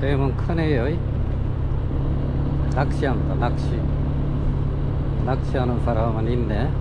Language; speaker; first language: Korean; native; Korean